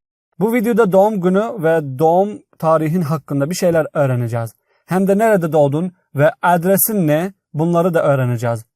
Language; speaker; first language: Turkish; non-native, fluent; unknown